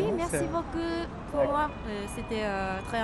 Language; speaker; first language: French; non-native, fluent; Japanese